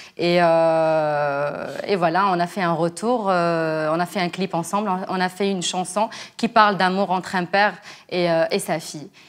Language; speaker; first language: French; non-native, local second language; Arabic